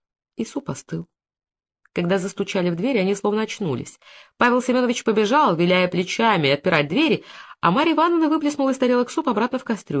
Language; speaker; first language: Russian; native; Russian